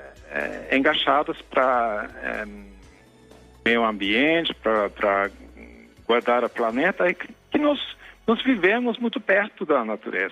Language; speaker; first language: Portuguese; non-native, fluent; Norwegian